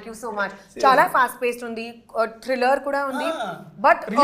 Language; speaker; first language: Telugu; non-native, learner; Hindi